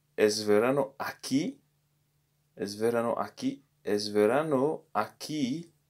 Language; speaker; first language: Spanish; non-native, learner; Morisyen